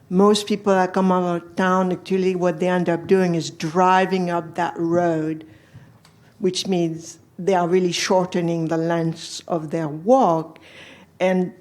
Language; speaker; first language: English; non-native, fluent; French